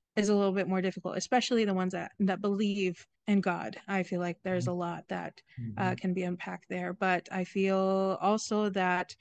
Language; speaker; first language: English; native; English